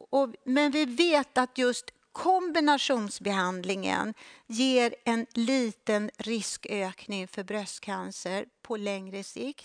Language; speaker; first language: Swedish; native; Swedish